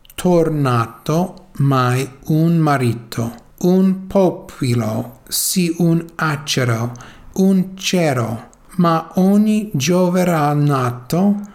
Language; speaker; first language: Italian; non-native, learner; English